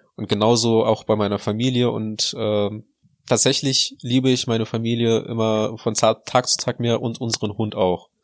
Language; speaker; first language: German; early bilingual, other home language; Russian